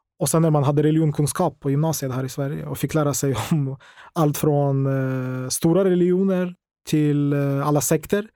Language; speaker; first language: Swedish; non-native, fluent; Ukrainian